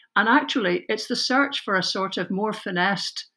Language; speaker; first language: English; native; English